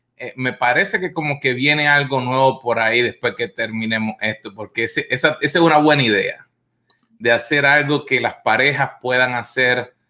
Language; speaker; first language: Spanish; native; Spanish